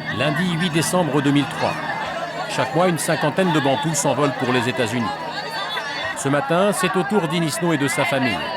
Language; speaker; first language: French; native; French